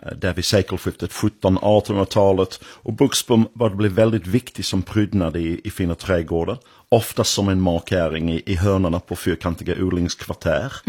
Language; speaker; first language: Swedish; non-native, fluent; English